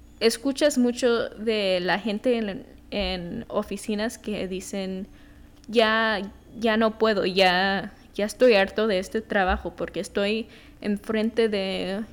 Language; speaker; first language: Spanish; early bilingual, heritage; Spanish